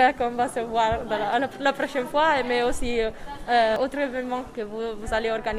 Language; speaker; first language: French; non-native, fluent; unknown